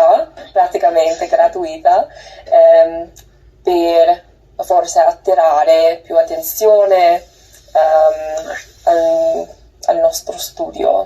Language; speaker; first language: Italian; non-native, learner; English